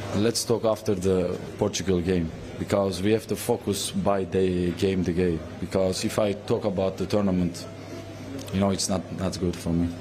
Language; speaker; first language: English; non-native, fluent; Turkish